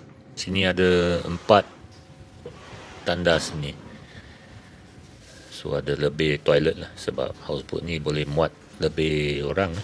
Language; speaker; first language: Malay; native; Malay